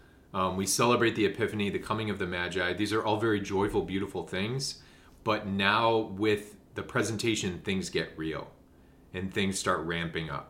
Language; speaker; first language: English; native; English